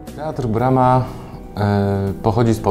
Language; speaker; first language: Ukrainian; non-native, learner; Polish